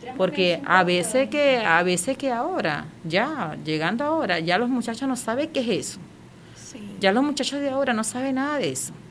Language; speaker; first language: Spanish; non-native, local second language; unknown